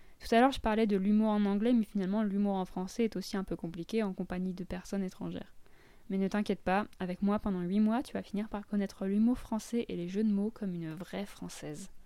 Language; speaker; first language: French; native; French